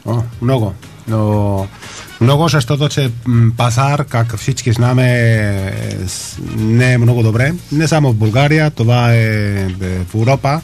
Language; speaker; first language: Bulgarian; non-native, learner; Spanish